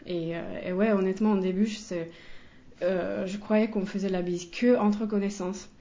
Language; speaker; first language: French; non-native, fluent; Finnish